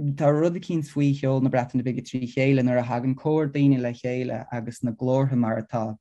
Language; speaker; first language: Irish; non-native, local second language; English